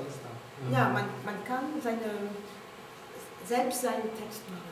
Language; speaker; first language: German; non-native, learner; French